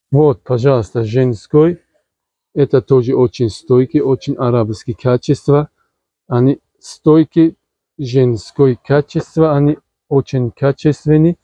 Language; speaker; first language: Russian; non-native, learner; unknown